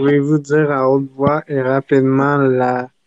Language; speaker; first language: French; native; French